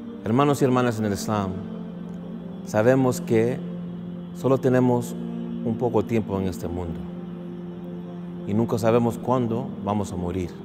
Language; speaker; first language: Spanish; non-native, fluent; English